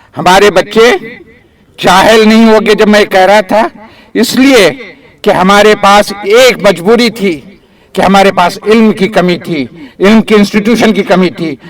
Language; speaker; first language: Urdu; native; Urdu